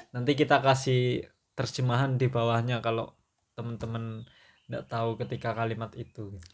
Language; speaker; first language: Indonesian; non-native, local second language; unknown